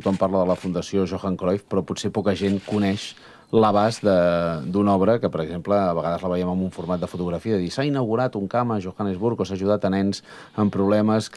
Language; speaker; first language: Catalan; native; Catalan